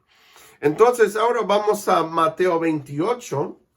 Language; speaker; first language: Spanish; non-native, fluent; English